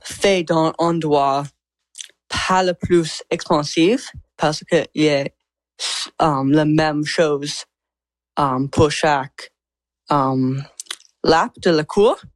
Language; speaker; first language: French; non-native, learner; English